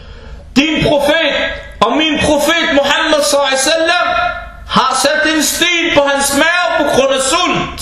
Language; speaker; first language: Danish; non-native, fluent; Arabic